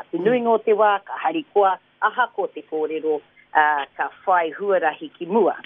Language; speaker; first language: Māori; non-native, local second language; English